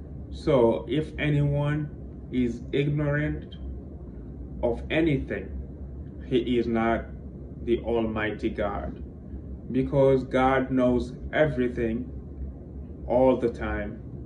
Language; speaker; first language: English; non-native, fluent; Wolof